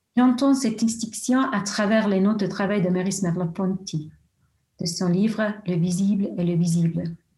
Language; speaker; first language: French; non-native, local second language; German